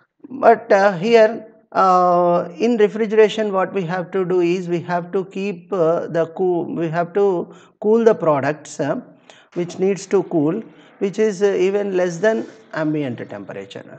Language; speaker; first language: English; non-native, local second language; Telugu